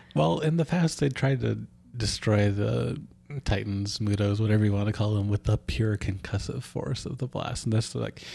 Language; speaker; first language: English; native; English